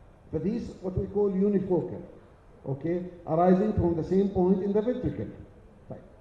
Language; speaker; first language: English; non-native, fluent; Arabic